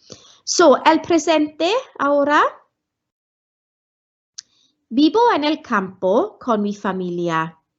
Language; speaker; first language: Spanish; non-native, fluent; Welsh